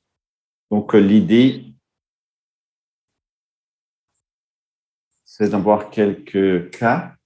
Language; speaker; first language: French; non-native, fluent; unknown